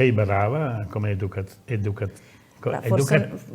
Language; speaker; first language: Italian; native; Italian